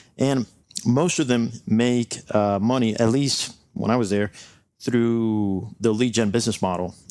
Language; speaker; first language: English; non-native, local second language; Spanish